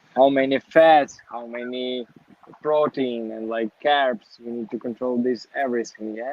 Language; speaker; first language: English; non-native, learner; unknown